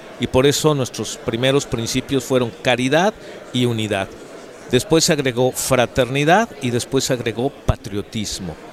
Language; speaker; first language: Spanish; native; Spanish